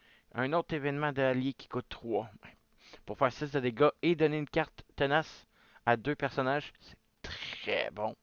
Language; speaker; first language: French; native; French